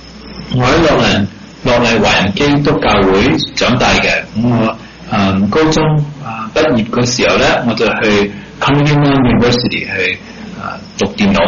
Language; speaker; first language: Chinese; early bilingual, heritage; Cantonese